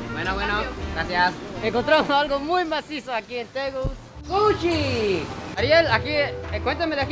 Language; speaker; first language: Spanish; non-native, fluent; Japanese